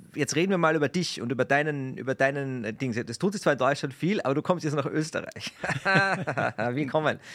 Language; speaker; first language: German; native; German